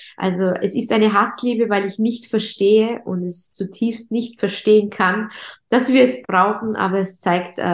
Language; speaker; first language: German; native; German